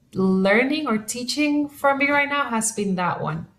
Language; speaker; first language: English; non-native, local second language; Spanish